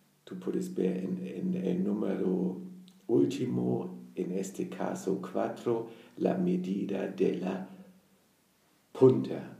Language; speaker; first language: Spanish; non-native, fluent; German